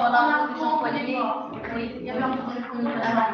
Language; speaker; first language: French; non-native, local second language; Arabic